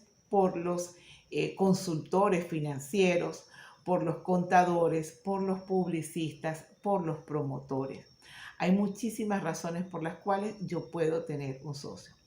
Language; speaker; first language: Spanish; native; Spanish